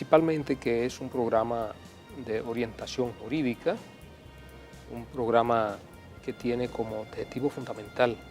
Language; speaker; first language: Spanish; native; Spanish